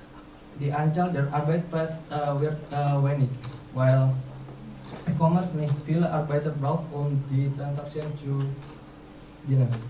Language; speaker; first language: German; non-native, learner; Indonesian